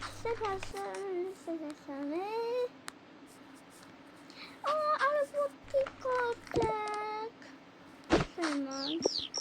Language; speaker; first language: Polish; early bilingual, heritage; Polish